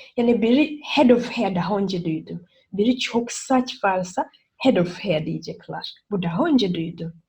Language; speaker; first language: Turkish; non-native, learner; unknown